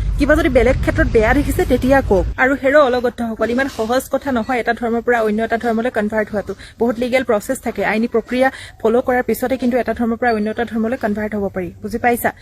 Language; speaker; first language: Assamese; non-native, local second language; Bodo